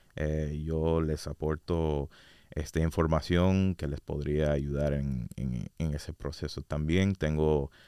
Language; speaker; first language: Spanish; non-native, fluent; English